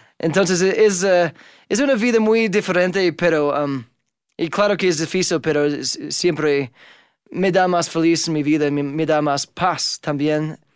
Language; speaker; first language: Spanish; non-native, fluent; English